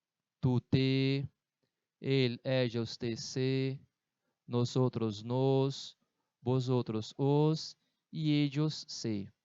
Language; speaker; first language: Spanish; non-native, fluent; Portuguese